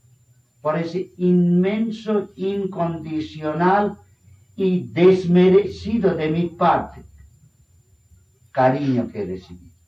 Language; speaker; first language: Spanish; non-native, fluent; Bangla